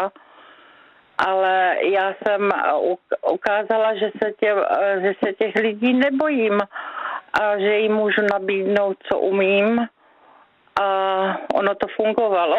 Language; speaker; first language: Czech; native; Czech